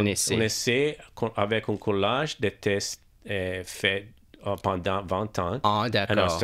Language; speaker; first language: French; non-native, learner; English